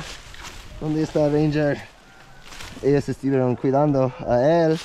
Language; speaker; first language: Spanish; non-native, learner; English